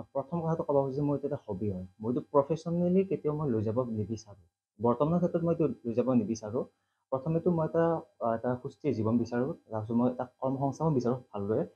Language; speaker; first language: Assamese; native; Assamese